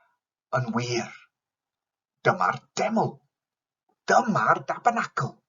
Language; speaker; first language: Welsh; non-native, fluent; English